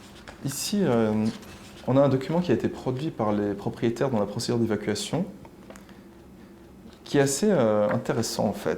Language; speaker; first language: French; native; French